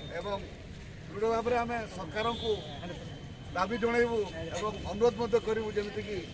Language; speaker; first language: Odia; non-native, local second language; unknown